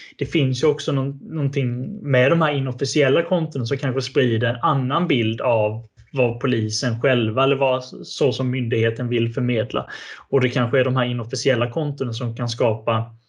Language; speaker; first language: Swedish; native; Swedish